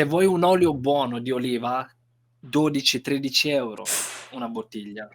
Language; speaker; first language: Italian; non-native, fluent; Romanian